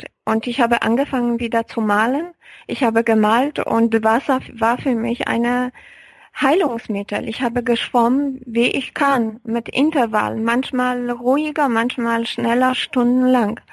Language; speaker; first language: German; non-native, fluent; Polish